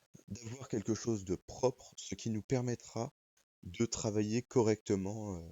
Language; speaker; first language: French; native; French